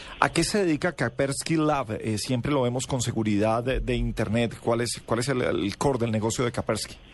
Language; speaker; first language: Spanish; native; Spanish